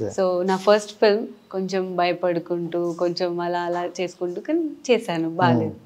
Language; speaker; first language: Telugu; non-native, fluent; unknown